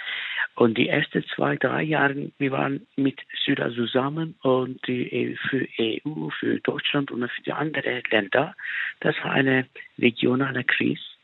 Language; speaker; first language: German; non-native, fluent; Turkish